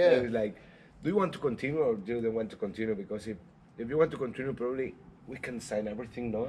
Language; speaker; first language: English; non-native, learner; Spanish